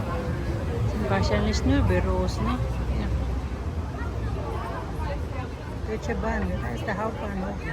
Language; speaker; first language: German; non-native, fluent; Filipino